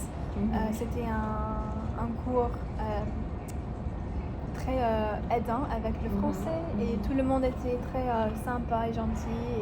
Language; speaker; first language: French; non-native, learner; English